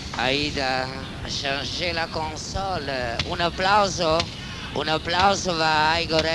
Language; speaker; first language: Spanish; non-native, learner; Italian